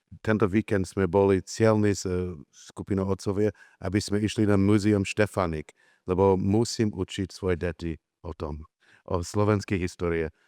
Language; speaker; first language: Slovak; non-native, learner; English